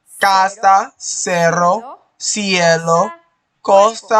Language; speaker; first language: Spanish; non-native, learner; English